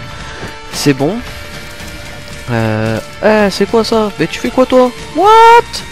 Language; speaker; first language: French; native; French